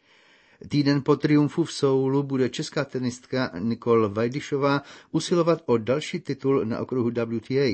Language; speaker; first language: Czech; native; Czech